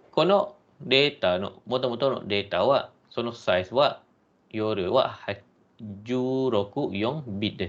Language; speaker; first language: Japanese; non-native, fluent; Malay